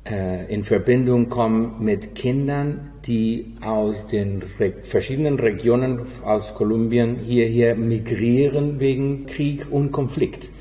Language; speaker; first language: German; non-native, fluent; Spanish